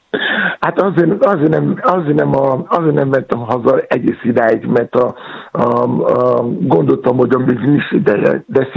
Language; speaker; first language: Hungarian; non-native, fluent; Yoruba